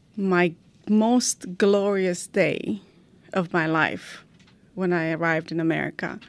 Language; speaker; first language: English; non-native, fluent; Romanian